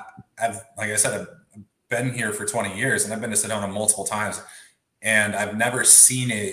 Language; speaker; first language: English; native; English